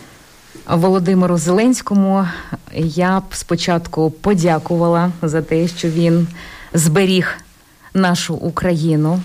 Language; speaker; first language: Ukrainian; native; Ukrainian